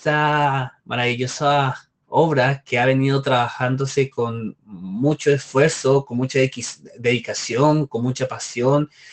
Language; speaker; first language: Spanish; native; Spanish